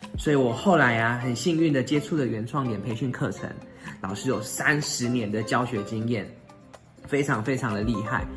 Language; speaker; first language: Chinese; native; Chinese